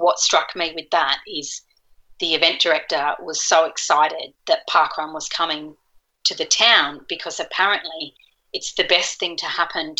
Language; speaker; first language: English; native; English